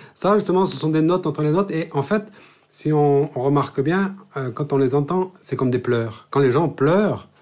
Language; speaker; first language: French; non-native, local second language; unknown